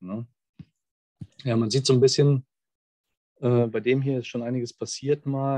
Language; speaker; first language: German; native; German